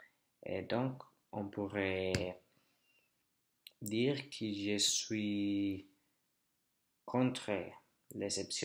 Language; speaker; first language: French; non-native, learner; Spanish